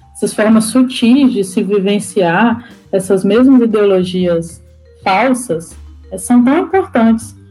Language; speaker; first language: Portuguese; native; Portuguese